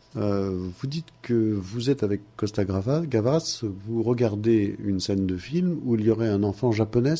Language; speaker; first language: French; native; French